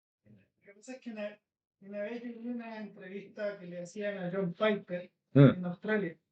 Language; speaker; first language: Spanish; native; Spanish